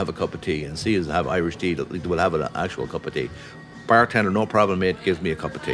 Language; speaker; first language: English; native; English